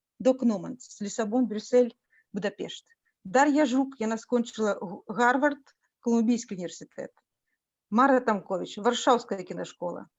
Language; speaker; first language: Belarusian; non-native, local second language; Russian